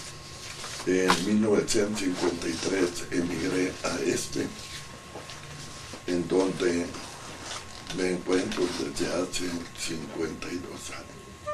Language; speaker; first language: Spanish; non-native, fluent; Italian